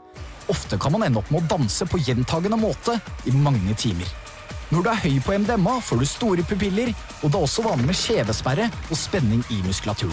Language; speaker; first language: Norwegian; native; Norwegian